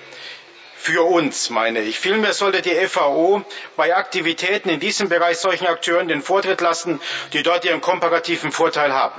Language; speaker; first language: German; native; German